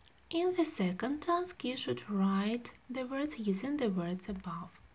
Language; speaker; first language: English; non-native, fluent; Russian